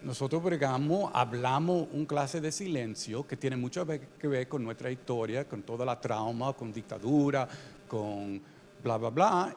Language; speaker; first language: Spanish; early bilingual, heritage; Spanish